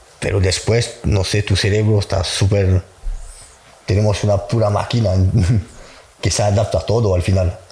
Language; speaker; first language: Spanish; non-native, fluent; French